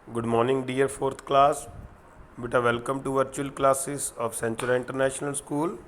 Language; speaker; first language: English; non-native, local second language; Punjabi